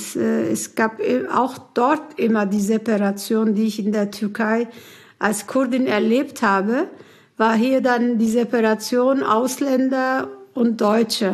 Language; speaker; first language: German; early bilingual, other home language; Turkish